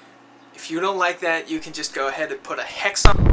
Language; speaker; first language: English; native; English